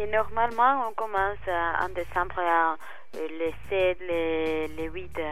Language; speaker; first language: French; non-native, learner; Spanish